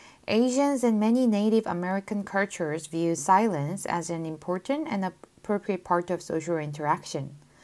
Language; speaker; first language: English; non-native, fluent; Korean